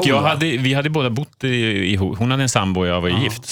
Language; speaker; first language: Swedish; native; Swedish